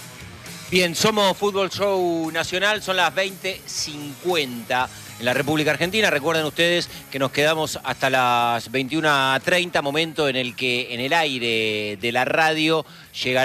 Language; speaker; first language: Spanish; native; Spanish